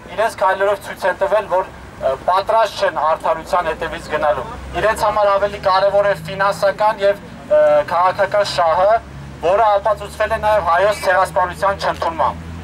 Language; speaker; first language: Armenian; non-native, local second language; Kurdish